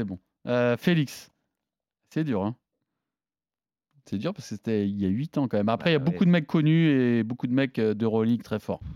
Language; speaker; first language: French; native; French